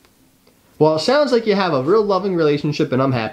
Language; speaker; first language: English; native; English